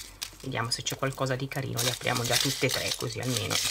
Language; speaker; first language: Italian; native; Italian